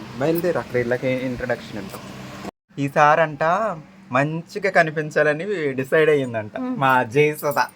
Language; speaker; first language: Telugu; native; Telugu